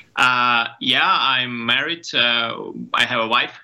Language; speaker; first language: English; non-native, learner; Ukrainian